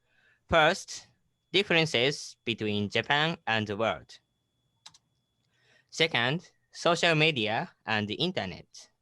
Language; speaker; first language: English; non-native, learner; Japanese